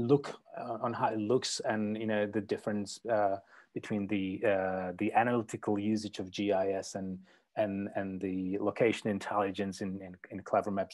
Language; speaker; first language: English; non-native, fluent; Czech